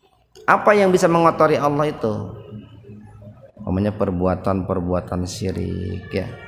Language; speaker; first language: Indonesian; native; Indonesian